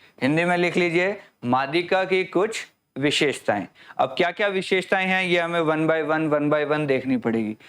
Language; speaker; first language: Hindi; native; Hindi